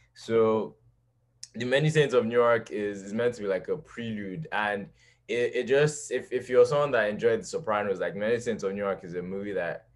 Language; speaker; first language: English; non-native, local second language; Yoruba